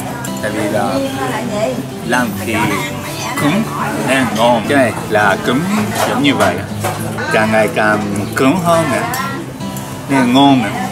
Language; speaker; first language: Vietnamese; non-native, learner; Japanese